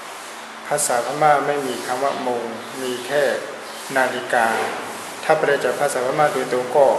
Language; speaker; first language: Thai; non-native, fluent; Burmese